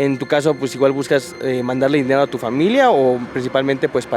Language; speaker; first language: Spanish; native; Spanish